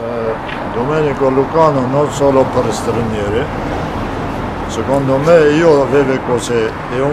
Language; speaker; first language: Italian; non-native, learner; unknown